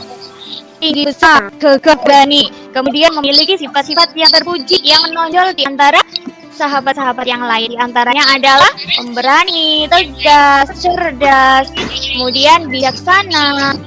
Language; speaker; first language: Indonesian; native; Indonesian